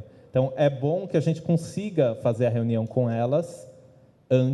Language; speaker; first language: Portuguese; native; Portuguese